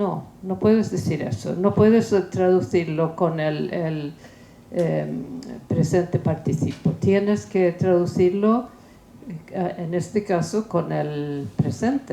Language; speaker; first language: Spanish; non-native, fluent; Swedish